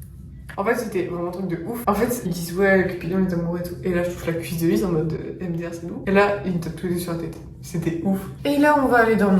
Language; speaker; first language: French; native; French